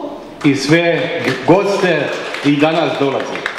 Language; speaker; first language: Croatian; non-native, learner; German